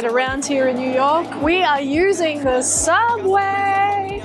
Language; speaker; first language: English; native; English